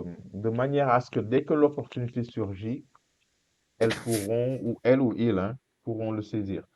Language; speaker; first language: French; non-native, fluent; Portuguese